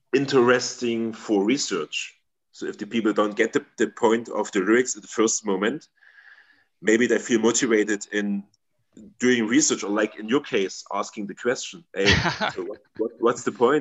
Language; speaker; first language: English; non-native, fluent; German